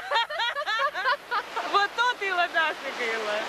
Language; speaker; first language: Lithuanian; native; Lithuanian